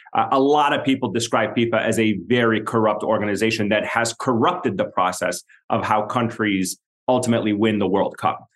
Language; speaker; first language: English; non-native, fluent; Arabic